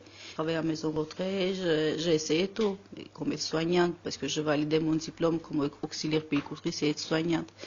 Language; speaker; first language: French; non-native, learner; Armenian